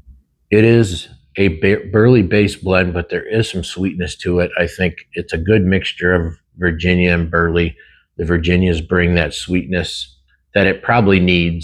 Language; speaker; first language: English; native; English